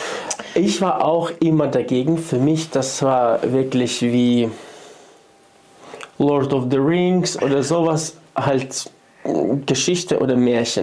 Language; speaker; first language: German; non-native, fluent; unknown